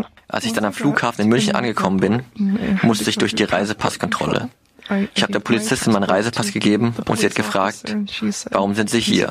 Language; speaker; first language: German; non-native, fluent; English